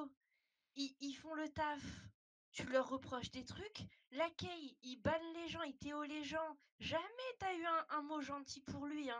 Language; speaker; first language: French; native; French